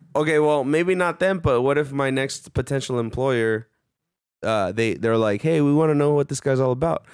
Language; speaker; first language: English; early bilingual, other home language; Spanish